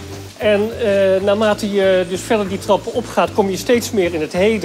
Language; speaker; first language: Dutch; native; Dutch